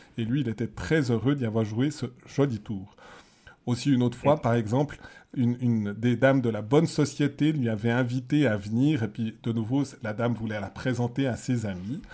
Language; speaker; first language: French; native; French